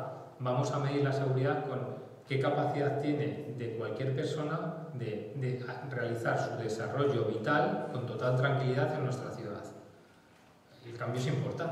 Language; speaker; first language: Spanish; native; Spanish